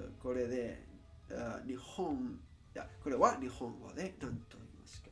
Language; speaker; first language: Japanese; non-native, learner; English